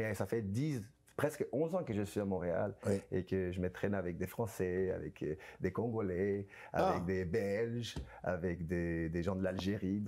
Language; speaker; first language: French; non-native, fluent; Spanish